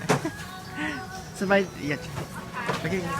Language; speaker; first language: Thai; non-native, learner; English